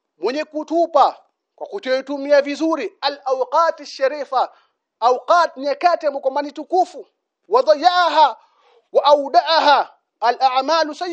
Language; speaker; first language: Swahili; native; Swahili